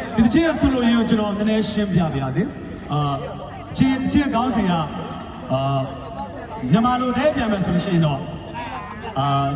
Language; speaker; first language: Burmese; non-native, local second language; S'gaw Karen